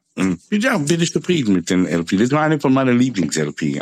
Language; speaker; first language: German; non-native, fluent; English